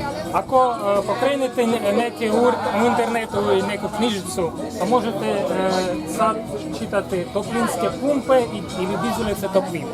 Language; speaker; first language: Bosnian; non-native, learner; Ukrainian